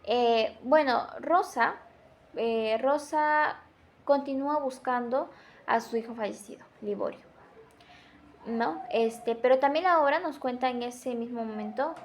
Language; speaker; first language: Spanish; native; Spanish